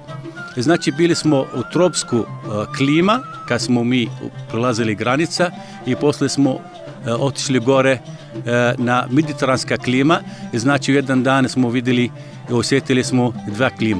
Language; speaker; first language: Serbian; non-native, learner; Arabic